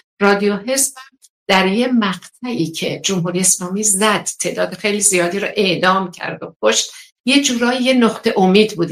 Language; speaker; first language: Persian; non-native, local second language; Azerbaijani